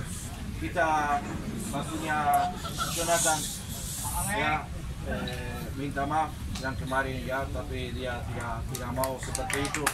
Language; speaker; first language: Indonesian; non-native, learner; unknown